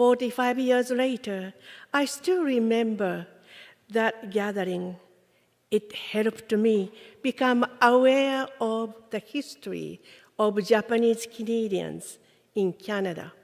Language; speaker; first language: English; non-native, fluent; Japanese